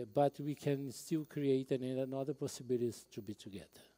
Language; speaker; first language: English; non-native, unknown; Portuguese